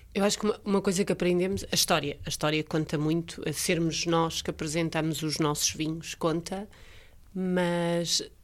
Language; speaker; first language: Portuguese; native; Portuguese